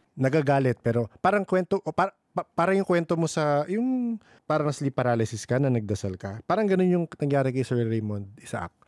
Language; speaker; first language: Filipino; native; Filipino